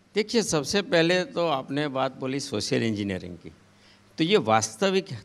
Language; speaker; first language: Hindi; non-native, local second language; Gujarati